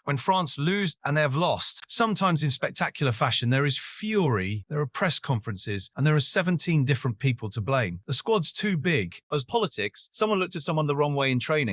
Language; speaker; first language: English; native; English